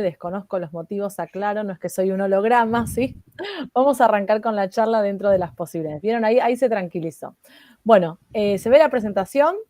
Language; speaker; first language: Spanish; native; Spanish